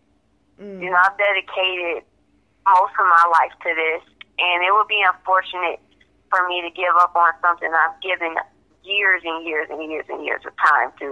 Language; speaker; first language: English; native; English